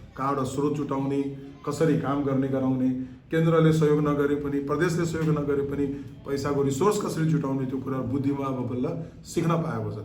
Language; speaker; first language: Nepali; non-native, local second language; Marwari